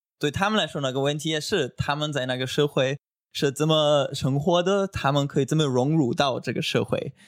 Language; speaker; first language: Chinese; non-native, fluent; German